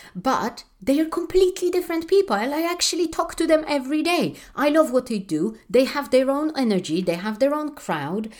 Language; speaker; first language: English; non-native, fluent; Polish